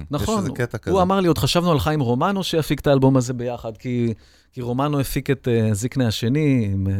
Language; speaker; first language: Hebrew; native; Hebrew